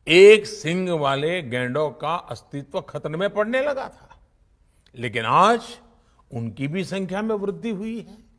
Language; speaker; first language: Hindi; non-native, local second language; Gujarati